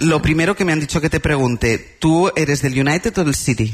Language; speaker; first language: Spanish; native; Spanish